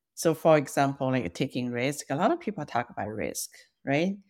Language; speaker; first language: English; non-native, fluent; Chinese